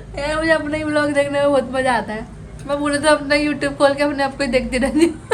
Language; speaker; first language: Hindi; native; Hindi